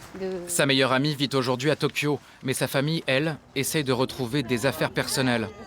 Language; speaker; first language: French; native; French